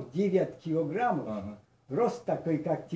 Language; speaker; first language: Russian; non-native, learner; Polish